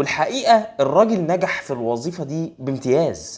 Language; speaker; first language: Arabic; native; Arabic